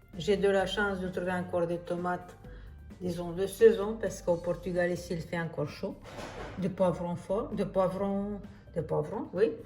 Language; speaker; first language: French; non-native, fluent; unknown